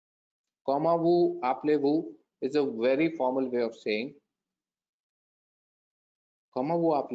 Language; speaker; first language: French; non-native, learner; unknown